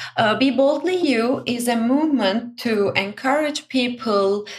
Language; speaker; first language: English; non-native, fluent; Turkish